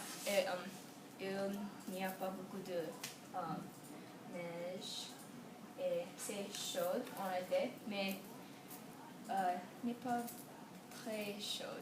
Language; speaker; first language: French; non-native, learner; English